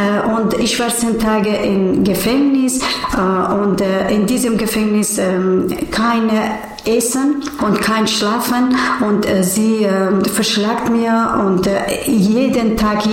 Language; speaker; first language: German; non-native, learner; Persian